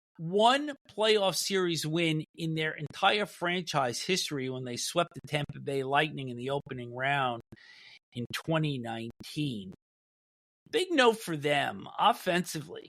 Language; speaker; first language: English; native; English